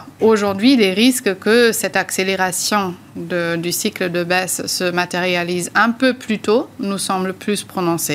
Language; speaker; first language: French; native; French